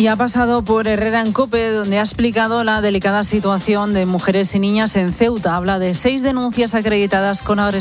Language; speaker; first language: Spanish; native; Spanish